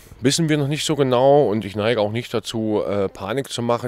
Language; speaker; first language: German; native; German